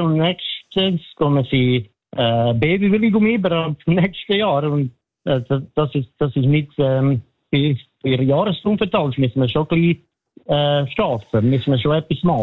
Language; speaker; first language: German; non-native, learner; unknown